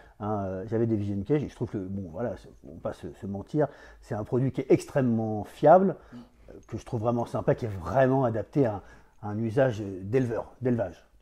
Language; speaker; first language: French; native; French